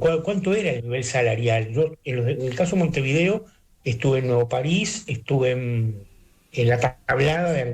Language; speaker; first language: Spanish; native; Spanish